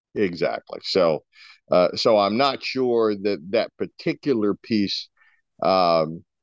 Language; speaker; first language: English; native; English